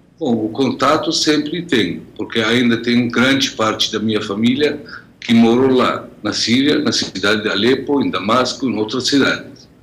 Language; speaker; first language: Portuguese; non-native, fluent; Arabic